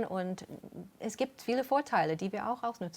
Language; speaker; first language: German; non-native, fluent; English